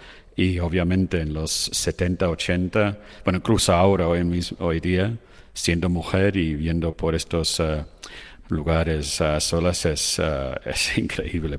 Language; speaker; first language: Spanish; non-native, fluent; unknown